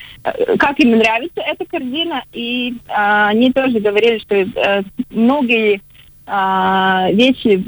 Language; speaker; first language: Russian; non-native, local second language; Latvian